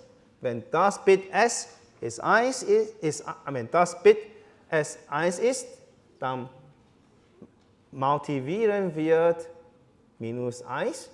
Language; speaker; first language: German; non-native, fluent; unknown